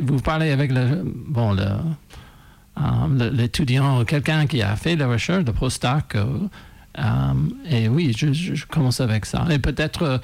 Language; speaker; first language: French; non-native, fluent; English